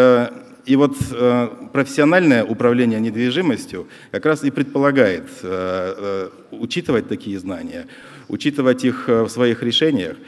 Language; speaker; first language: Russian; native; Russian